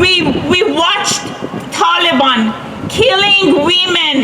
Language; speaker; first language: English; non-native, fluent; Persian